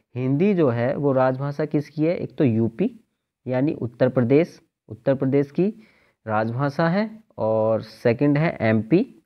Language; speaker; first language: Hindi; native; Hindi